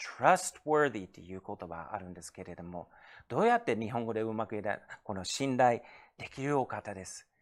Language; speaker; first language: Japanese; non-native, fluent; English